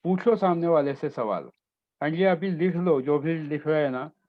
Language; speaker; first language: Hindi; non-native, local second language; Marathi